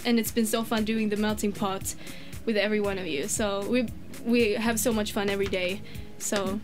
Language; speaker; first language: English; non-native, fluent; Swedish